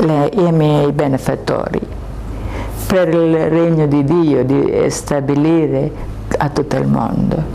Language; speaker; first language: Italian; non-native, learner; Malayalam